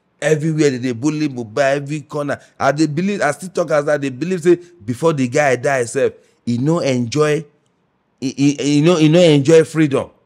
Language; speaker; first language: Nigerian Pidgin; non-native, local second language; Yoruba